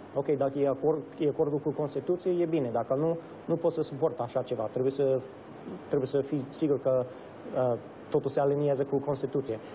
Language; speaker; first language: Romanian; early bilingual, other home language; English